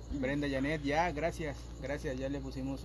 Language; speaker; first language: Spanish; native; Spanish